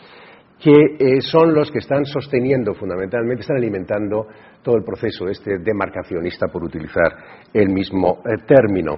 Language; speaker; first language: Spanish; native; Spanish